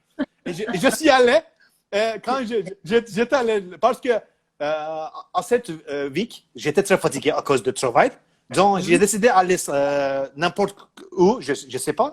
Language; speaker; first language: French; non-native, learner; Turkish